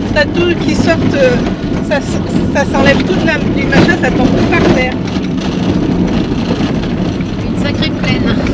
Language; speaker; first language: French; native; French